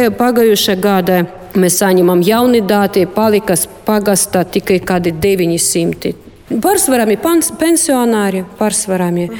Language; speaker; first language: Latvian; non-native, local second language; Russian